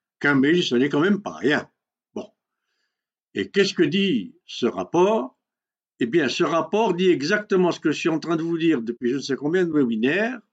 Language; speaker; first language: French; non-native, local second language; Kabyle